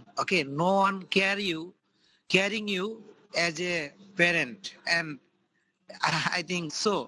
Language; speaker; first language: English; non-native, local second language; Bangla